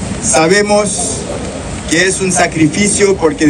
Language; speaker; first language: Spanish; non-native, fluent; Haitian Creole